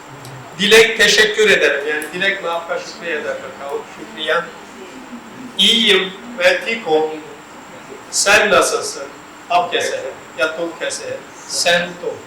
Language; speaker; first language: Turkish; non-native, learner; Urdu